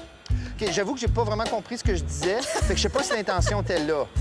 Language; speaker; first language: French; native; French